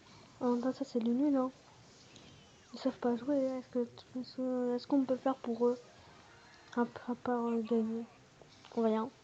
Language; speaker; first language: French; native; French